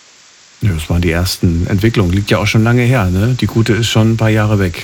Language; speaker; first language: German; native; German